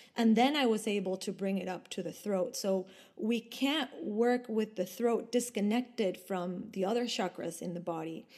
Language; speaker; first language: English; non-native, fluent; Spanish